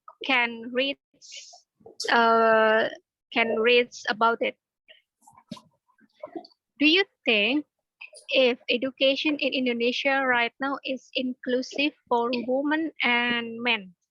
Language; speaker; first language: English; non-native, learner; Indonesian